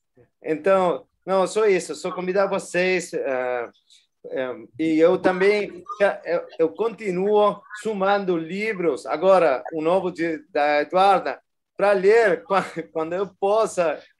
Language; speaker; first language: Portuguese; non-native, fluent; Spanish